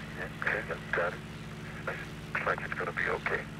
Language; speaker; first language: English; native; English